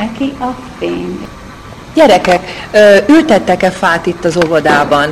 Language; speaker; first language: Hungarian; non-native, learner; Hebrew